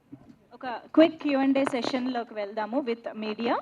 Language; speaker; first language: Telugu; native; Telugu